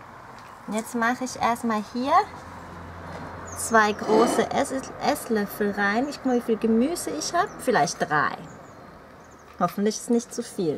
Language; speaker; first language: German; early bilingual, other home language; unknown